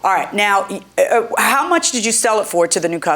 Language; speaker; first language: English; native; English